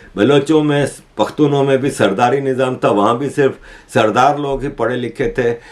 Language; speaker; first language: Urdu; native; Urdu